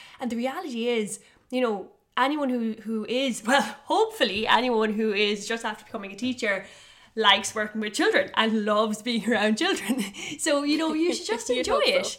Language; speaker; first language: English; native; English